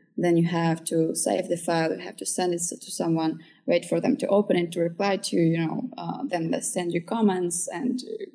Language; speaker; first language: English; early bilingual, other home language; Czech